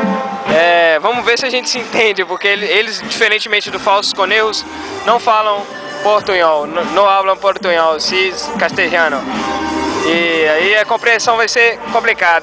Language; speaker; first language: Portuguese; native; Portuguese